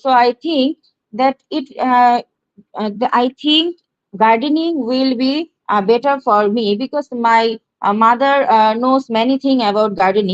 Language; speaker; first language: English; non-native, learner; Bangla